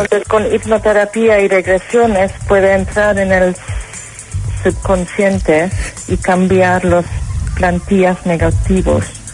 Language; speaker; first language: Spanish; non-native, learner; English